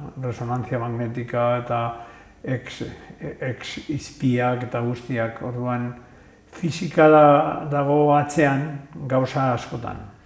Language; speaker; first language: Basque; non-native, local second language; Spanish